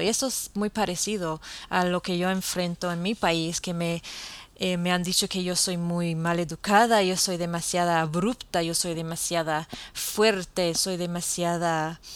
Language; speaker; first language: Spanish; non-native, fluent; English